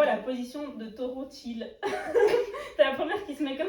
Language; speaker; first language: French; native; French